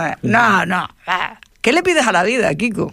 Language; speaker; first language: Spanish; native; Spanish